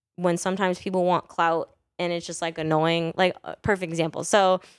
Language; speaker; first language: English; early bilingual, other home language; Filipino